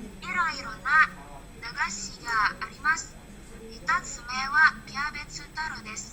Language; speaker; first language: Japanese; non-native, learner; Indonesian